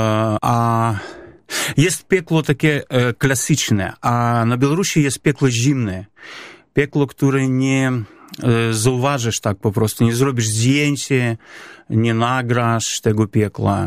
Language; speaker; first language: Polish; non-native, fluent; Belarusian